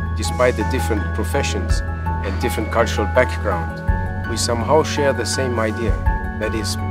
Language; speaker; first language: English; non-native, fluent; German